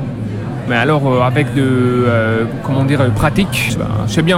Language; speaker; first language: French; non-native, learner; Greek